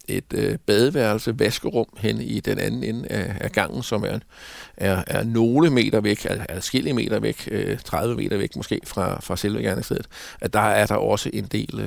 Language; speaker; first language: Danish; native; Danish